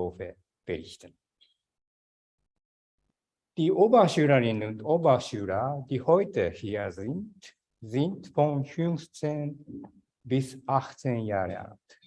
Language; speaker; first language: German; non-native, fluent; Japanese